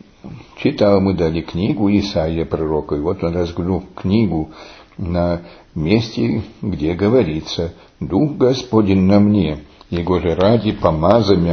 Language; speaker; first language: Russian; early bilingual, heritage; Russian